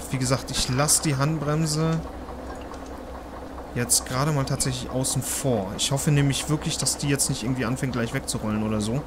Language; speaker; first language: German; native; German